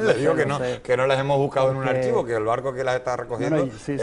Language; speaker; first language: Spanish; native; Spanish